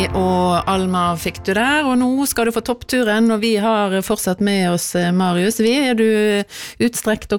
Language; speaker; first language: Norwegian; native; Norwegian